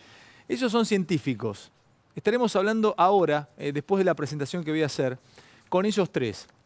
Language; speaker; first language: Spanish; native; Spanish